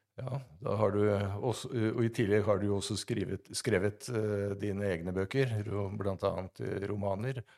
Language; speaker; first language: Norwegian; native; Norwegian